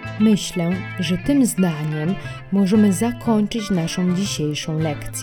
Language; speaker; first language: Polish; non-native, fluent; Italian